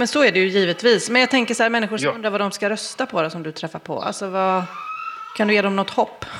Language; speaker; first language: Swedish; native; Swedish